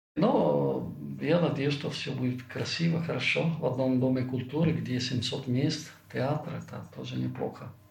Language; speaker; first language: Russian; non-native, fluent; Italian